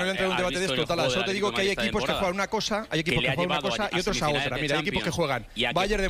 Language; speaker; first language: Spanish; native; Spanish